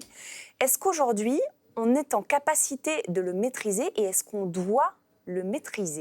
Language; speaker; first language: French; native; French